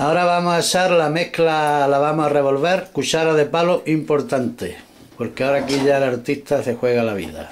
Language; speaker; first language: Spanish; native; Spanish